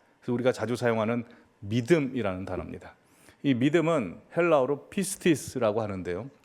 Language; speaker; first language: Korean; native; Korean